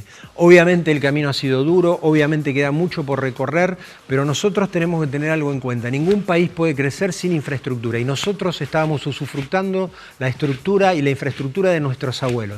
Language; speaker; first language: Spanish; native; Spanish